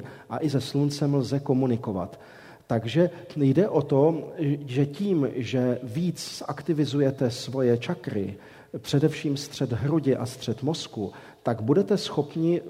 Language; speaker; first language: Czech; native; Czech